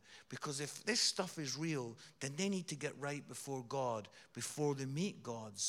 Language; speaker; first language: English; native; English